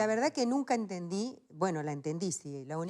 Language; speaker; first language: Spanish; native; Spanish